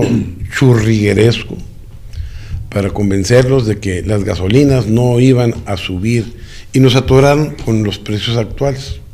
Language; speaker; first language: Spanish; native; Spanish